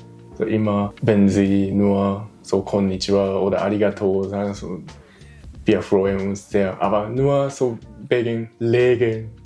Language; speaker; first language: German; non-native, learner; Japanese